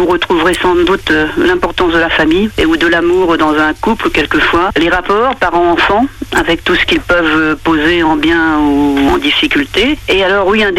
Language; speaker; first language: French; native; French